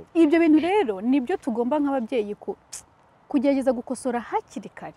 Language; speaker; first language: Kinyarwanda; early bilingual, heritage; Kinyarwanda